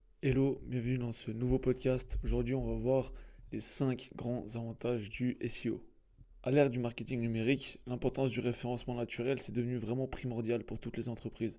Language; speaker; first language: French; native; French